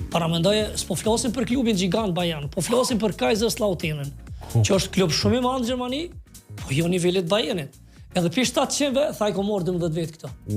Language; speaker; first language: Albanian; native; Albanian